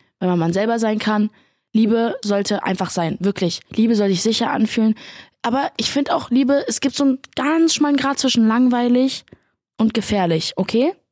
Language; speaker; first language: German; native; German